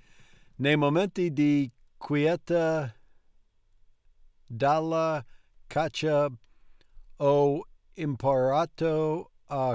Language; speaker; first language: Italian; non-native, learner; English